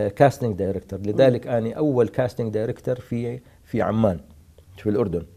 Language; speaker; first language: Arabic; native; Arabic